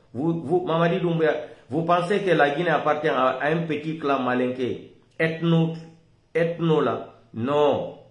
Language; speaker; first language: French; non-native, local second language; Fula